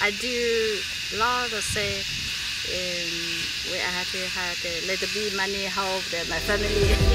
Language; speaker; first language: English; non-native, learner; Hmong